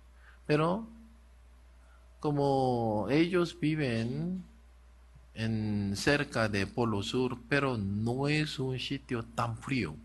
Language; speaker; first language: Spanish; non-native, learner; Korean